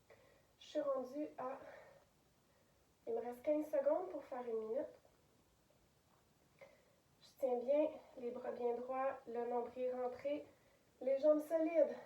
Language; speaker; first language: French; native; French